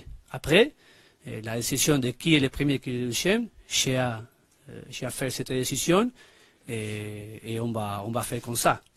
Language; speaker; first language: French; non-native, learner; Spanish